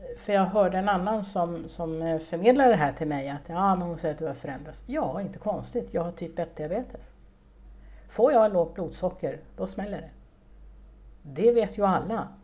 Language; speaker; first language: Swedish; native; Swedish